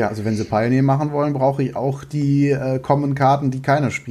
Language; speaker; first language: German; native; German